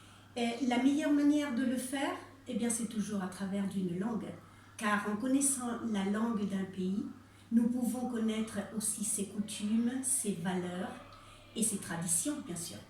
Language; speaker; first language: French; non-native, fluent; Spanish